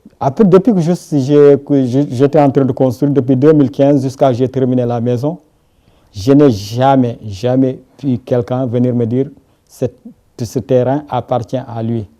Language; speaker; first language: French; non-native, local second language; Wolof